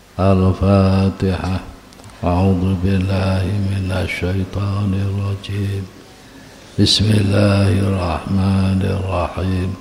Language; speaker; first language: Arabic; non-native, fluent; Javanese